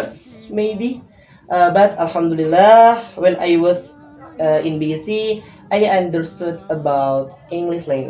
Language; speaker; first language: English; non-native, learner; Indonesian